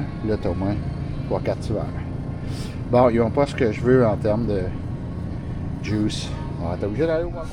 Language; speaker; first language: French; native; French